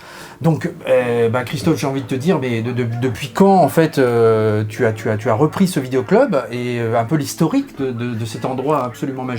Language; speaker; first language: French; native; French